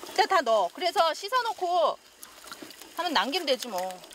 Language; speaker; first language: Korean; native; Korean